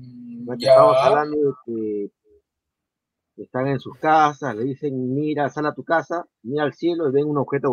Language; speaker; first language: Spanish; native; Spanish